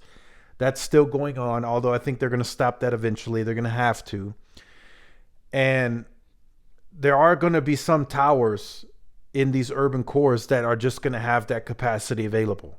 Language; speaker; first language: English; native; English